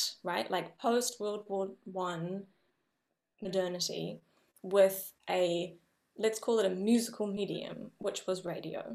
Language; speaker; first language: English; native; English